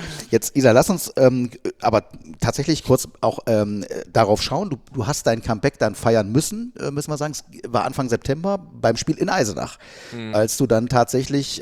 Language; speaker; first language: German; native; German